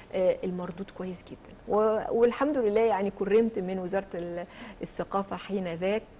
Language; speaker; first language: Arabic; native; Arabic